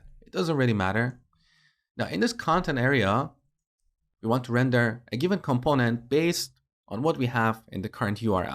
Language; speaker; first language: English; native; English